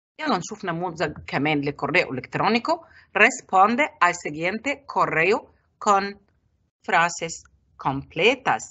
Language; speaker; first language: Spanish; non-native, fluent; Arabic